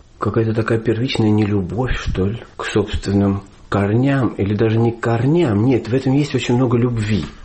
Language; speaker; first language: Russian; native; Russian